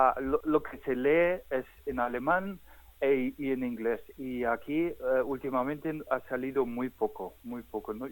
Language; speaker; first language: Spanish; non-native, fluent; German